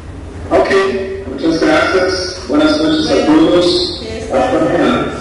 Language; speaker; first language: Spanish; non-native, fluent; Portuguese